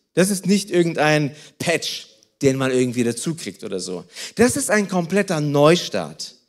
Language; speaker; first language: German; early bilingual, other home language; Russian